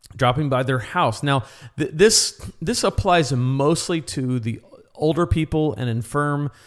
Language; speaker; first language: English; native; English